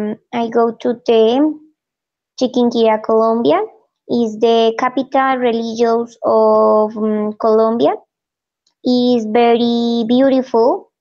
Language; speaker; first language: English; non-native, learner; Spanish